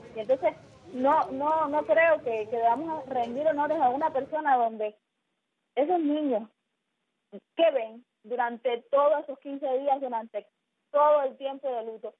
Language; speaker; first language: Spanish; native; Spanish